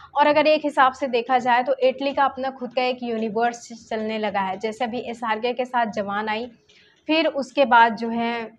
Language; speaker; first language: Hindi; native; Hindi